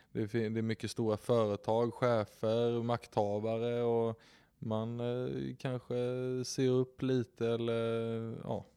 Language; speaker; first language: Swedish; native; Swedish